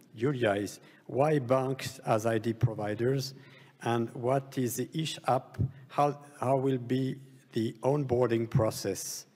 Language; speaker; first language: English; non-native, fluent; French